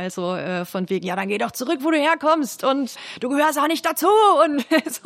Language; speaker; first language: German; native; German